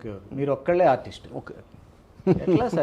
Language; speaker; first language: Telugu; native; Telugu